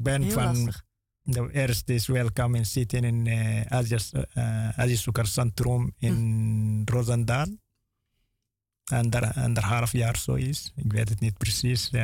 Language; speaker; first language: Dutch; non-native, learner; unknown